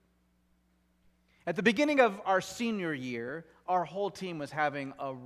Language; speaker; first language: English; native; English